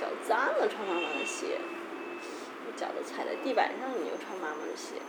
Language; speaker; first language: Chinese; native; Chinese